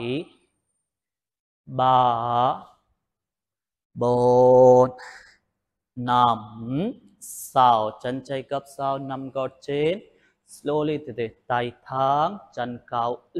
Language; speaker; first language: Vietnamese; non-native, learner; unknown